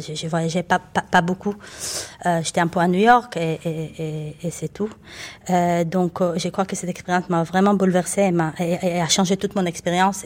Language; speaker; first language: French; non-native, fluent; Hebrew